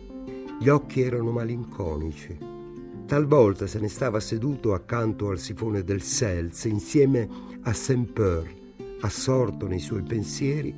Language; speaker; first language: Italian; native; Italian